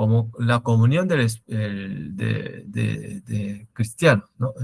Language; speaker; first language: Spanish; non-native, learner; Korean